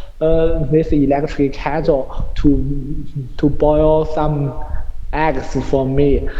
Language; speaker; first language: English; non-native, learner; Chinese